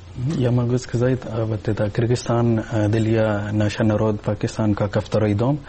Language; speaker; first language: Russian; non-native, learner; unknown